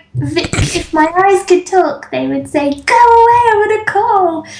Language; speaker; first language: English; native; English